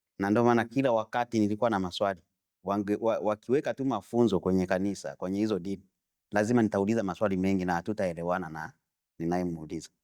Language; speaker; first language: Swahili; non-native, local second language; Bembe